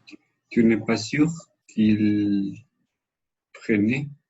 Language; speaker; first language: French; non-native, learner; Spanish